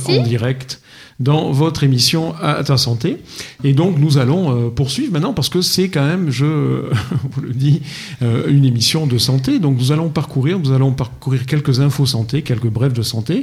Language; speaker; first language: French; native; French